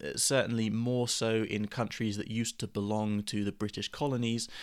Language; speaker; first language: English; native; English